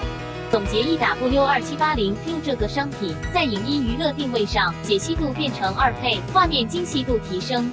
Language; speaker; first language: Chinese; native; Chinese